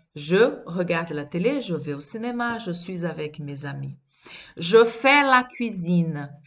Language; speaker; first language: French; non-native, fluent; Portuguese